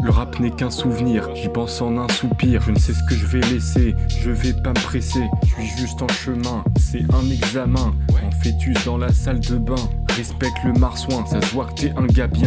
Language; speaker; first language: French; native; French